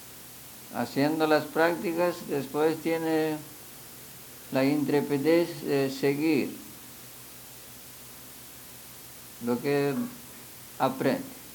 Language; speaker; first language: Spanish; non-native, fluent; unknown